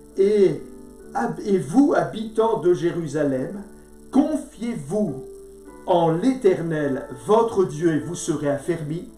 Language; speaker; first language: French; native; French